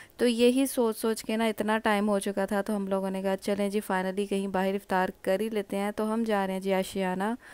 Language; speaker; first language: Urdu; native; Urdu